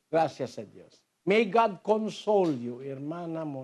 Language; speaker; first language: Spanish; non-native, learner; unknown